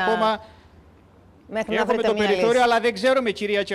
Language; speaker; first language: Greek; native; Greek